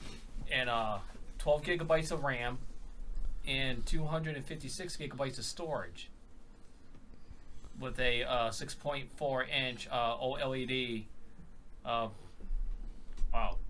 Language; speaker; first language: English; native; English